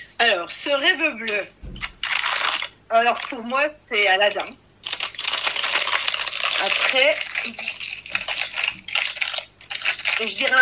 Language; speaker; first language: French; native; French